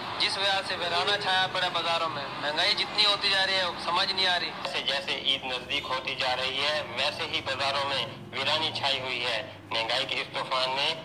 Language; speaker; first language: Urdu; non-native, local second language; Saraiki